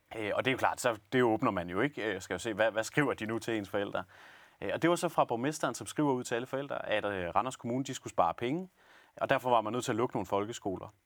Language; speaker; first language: Danish; native; Danish